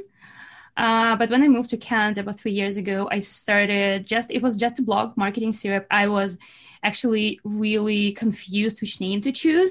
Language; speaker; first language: English; non-native, fluent; Russian